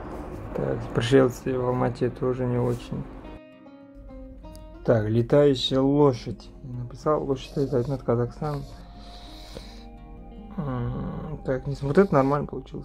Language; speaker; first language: Russian; non-native, local second language; Kazakh